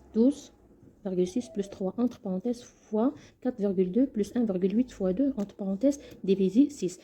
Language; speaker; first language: French; non-native, local second language; Arabic